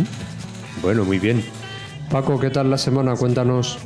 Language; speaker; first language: Spanish; native; Spanish